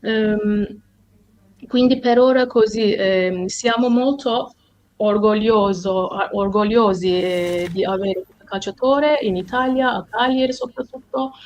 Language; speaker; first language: Italian; non-native, fluent; Turkish